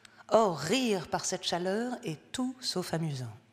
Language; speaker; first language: French; early bilingual, heritage; French